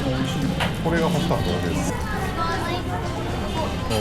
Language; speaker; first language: Japanese; native; Japanese